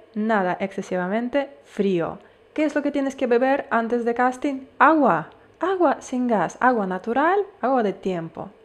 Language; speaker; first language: Spanish; non-native, fluent; Ukrainian